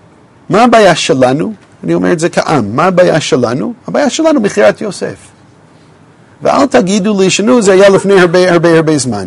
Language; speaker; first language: Hebrew; non-native, fluent; English